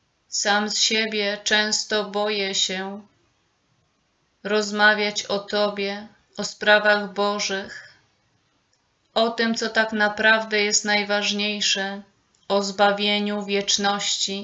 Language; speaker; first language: Polish; native; Polish